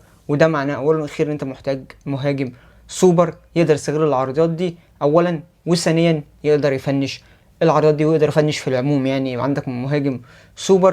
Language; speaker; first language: Arabic; native; Arabic